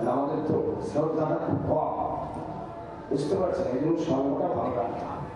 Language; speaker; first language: Bangla; native; Bangla